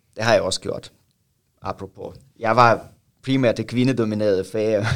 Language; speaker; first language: Danish; non-native, fluent; Russian